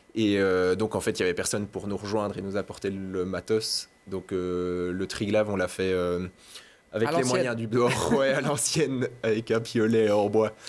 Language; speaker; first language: French; native; French